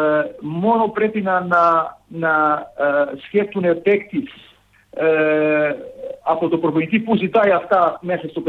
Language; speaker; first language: Greek; non-native, fluent; Serbian